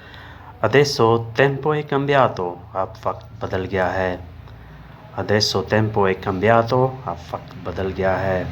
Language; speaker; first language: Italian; non-native, learner; Urdu